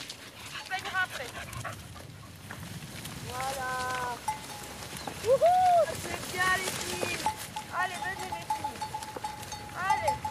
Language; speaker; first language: French; native; French